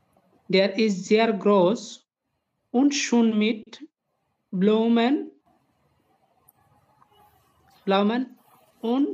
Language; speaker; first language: German; non-native, learner; Bangla